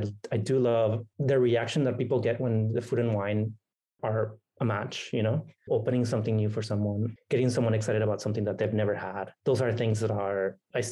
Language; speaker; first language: English; non-native, fluent; Spanish